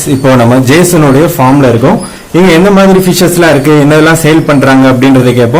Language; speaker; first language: Tamil; native; Tamil